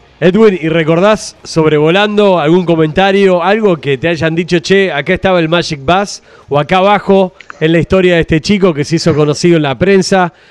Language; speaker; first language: Spanish; native; Spanish